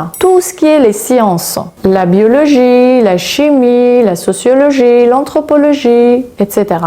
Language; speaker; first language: French; non-native, fluent; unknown